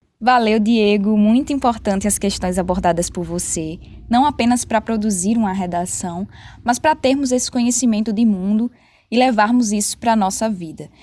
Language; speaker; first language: Portuguese; native; Portuguese